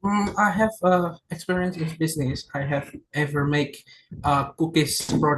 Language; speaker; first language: English; non-native, learner; Indonesian